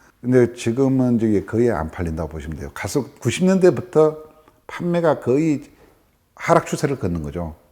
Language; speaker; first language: Korean; native; Korean